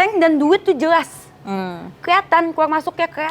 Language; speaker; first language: Indonesian; native; Indonesian